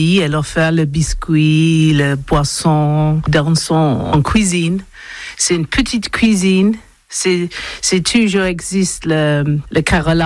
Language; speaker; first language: French; non-native, learner; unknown